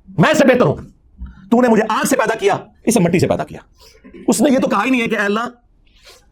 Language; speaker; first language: Urdu; non-native, local second language; Punjabi